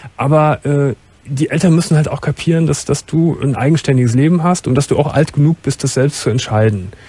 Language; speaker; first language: German; native; German